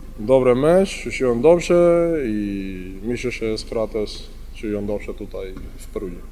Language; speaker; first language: Polish; non-native, learner; Spanish